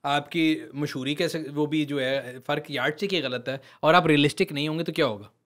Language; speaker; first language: Urdu; native; Urdu